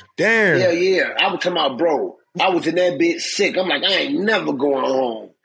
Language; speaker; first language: English; native; English